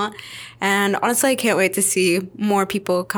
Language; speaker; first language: English; non-native, fluent; Arabic